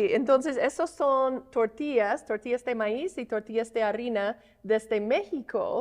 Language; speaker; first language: Spanish; non-native, fluent; English